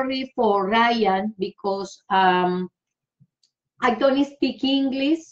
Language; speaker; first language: English; non-native, learner; Spanish